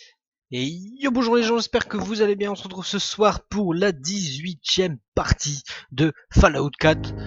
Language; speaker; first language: French; native; French